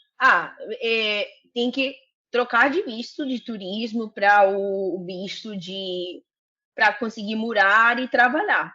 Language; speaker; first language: Portuguese; non-native, fluent; Spanish